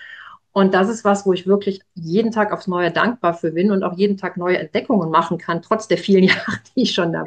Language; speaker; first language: German; native; German